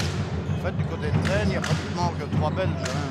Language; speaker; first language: French; native; French